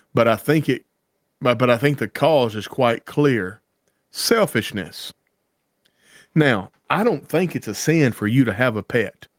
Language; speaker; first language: English; native; English